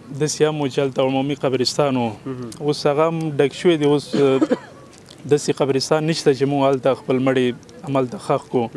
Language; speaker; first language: Pashto; non-native, local second language; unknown